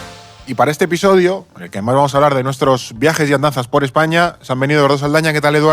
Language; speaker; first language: Spanish; native; Spanish